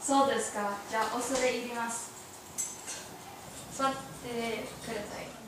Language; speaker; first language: Japanese; non-native, learner; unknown